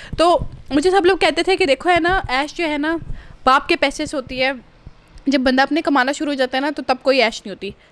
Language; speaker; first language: Urdu; native; Urdu